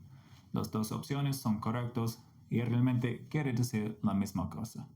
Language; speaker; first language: Spanish; non-native, fluent; English